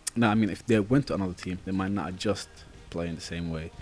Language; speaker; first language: English; non-native, fluent; Dutch